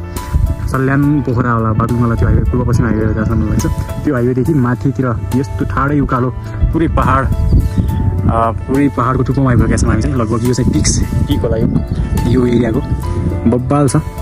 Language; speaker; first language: Nepali; native; Nepali